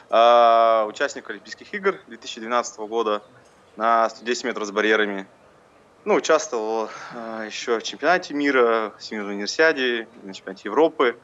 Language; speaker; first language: Russian; native; Russian